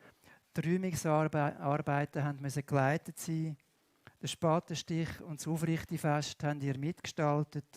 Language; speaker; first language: German; native; German